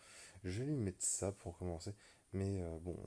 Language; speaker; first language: French; native; French